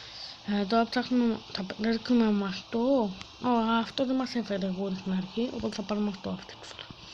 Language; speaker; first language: Greek; native; Greek